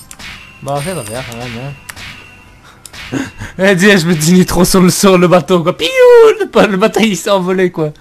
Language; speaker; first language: French; native; French